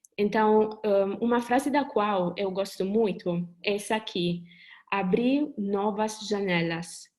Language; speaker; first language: Portuguese; non-native, fluent; Italian